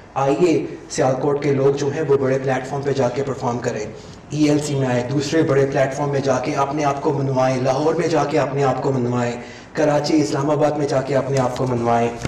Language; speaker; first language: Urdu; non-native, local second language; Punjabi